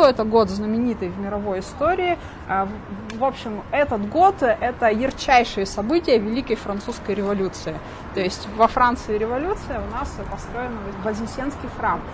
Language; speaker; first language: Russian; native; Russian